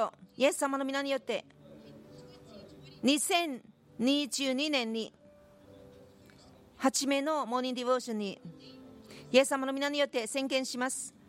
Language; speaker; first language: Japanese; non-native, fluent; Korean